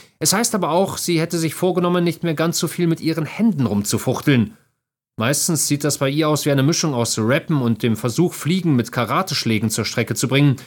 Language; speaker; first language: German; native; German